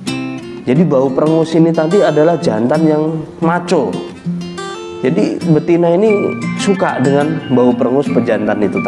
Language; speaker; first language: Indonesian; non-native, local second language; Javanese